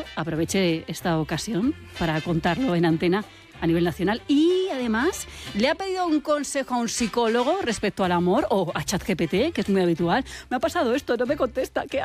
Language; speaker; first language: Spanish; native; Spanish